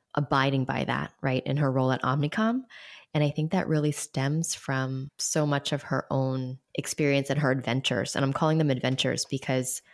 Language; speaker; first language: English; native; English